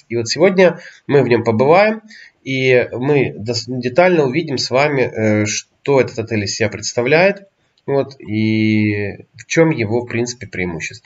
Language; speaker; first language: Russian; native; Russian